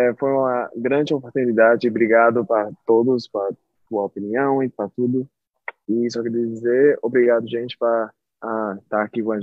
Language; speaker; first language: Portuguese; early bilingual, heritage; Portuguese